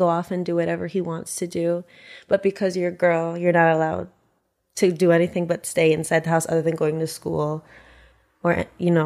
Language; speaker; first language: English; native; English